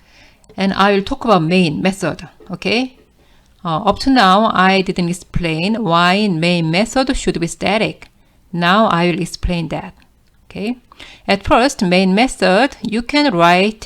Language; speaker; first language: English; non-native, fluent; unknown